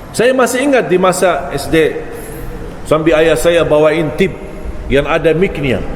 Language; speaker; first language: Malay; non-native, fluent; Arabic